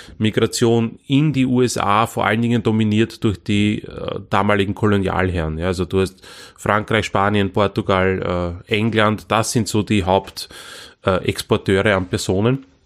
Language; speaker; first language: German; non-native, local second language; Croatian